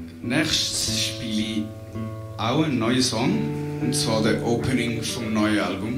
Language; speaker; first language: German; non-native, fluent; Italian